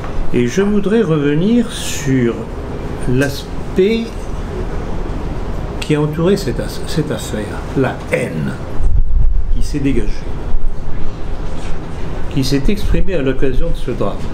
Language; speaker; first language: French; native; French